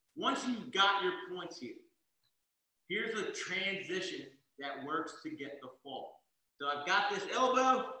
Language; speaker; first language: English; native; English